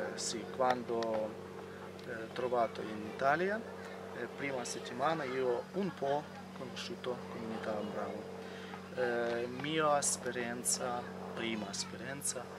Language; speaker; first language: Italian; non-native, learner; Ukrainian